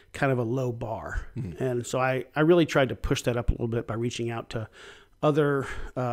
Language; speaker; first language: English; native; English